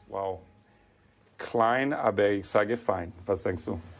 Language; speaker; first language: German; non-native, learner; Italian